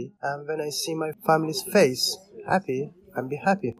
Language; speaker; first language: English; non-native, learner; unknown